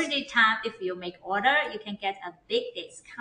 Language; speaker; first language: English; non-native, learner; Chinese